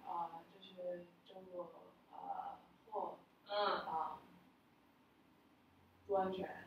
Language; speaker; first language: Chinese; non-native, learner; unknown